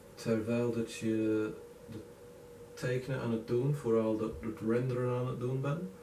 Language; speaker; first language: Dutch; non-native, learner; English